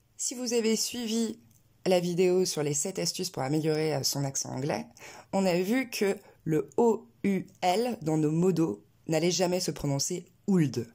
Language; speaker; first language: French; native; French